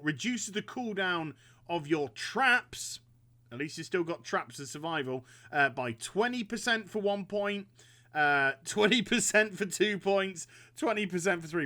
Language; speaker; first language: English; native; English